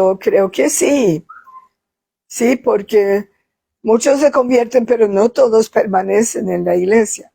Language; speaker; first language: Spanish; non-native, fluent; Swedish